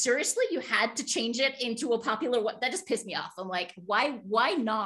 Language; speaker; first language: English; native; English